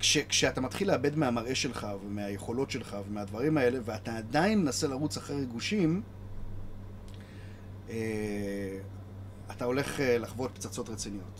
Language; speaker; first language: Hebrew; native; Hebrew